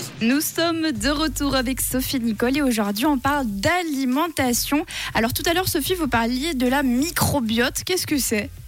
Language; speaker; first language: French; native; French